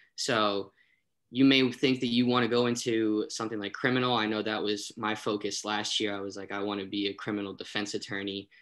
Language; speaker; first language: English; native; English